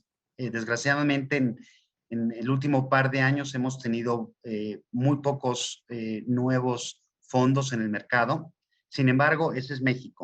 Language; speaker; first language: Spanish; native; Spanish